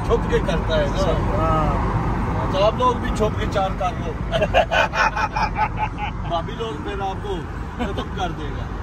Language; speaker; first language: Hindi; non-native, learner; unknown